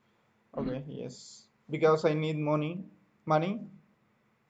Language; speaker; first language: English; non-native, learner; Spanish